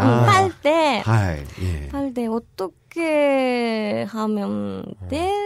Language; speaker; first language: Korean; non-native, learner; Japanese